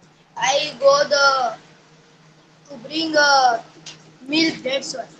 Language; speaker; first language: English; non-native, learner; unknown